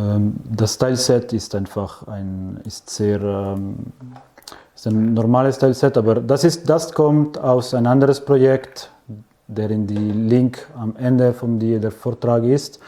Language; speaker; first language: German; non-native, fluent; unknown